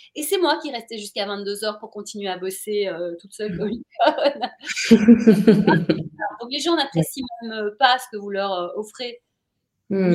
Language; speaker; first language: French; native; French